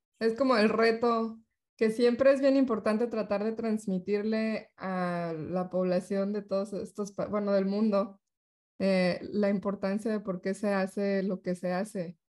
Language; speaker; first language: Spanish; native; Spanish